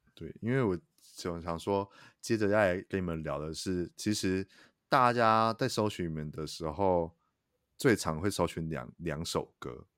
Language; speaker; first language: Chinese; native; Chinese